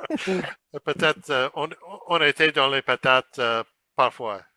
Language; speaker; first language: French; non-native, fluent; English